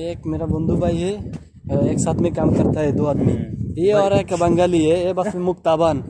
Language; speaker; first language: Hindi; non-native, learner; Bangla